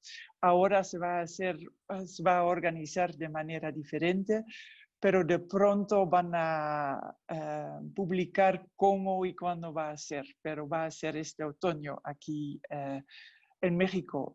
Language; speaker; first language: Spanish; non-native, fluent; Dutch